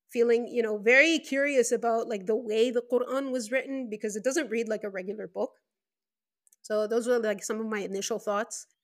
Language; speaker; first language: English; non-native, fluent; Spanish